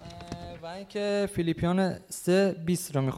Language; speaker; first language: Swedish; non-native, fluent; Persian